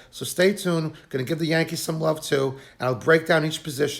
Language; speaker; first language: English; native; English